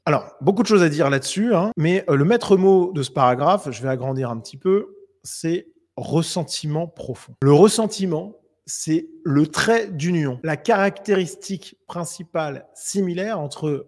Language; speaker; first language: French; native; French